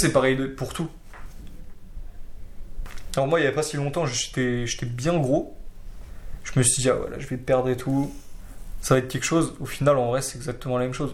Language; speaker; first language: French; native; French